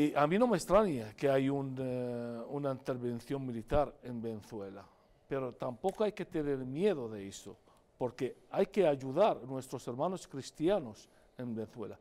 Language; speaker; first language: Spanish; non-native, fluent; Arabic